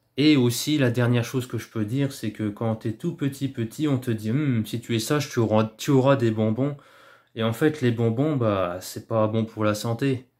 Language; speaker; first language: French; native; French